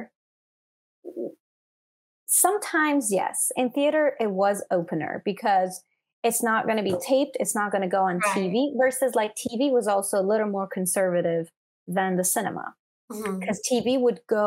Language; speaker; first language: English; non-native, fluent; Persian